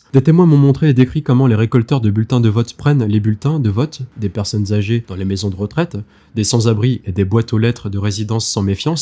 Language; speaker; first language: French; native; French